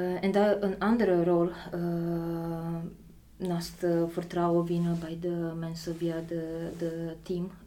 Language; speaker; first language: Dutch; non-native, fluent; Polish